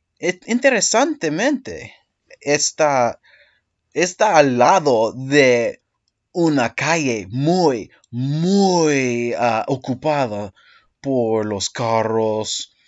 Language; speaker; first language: Spanish; non-native, learner; English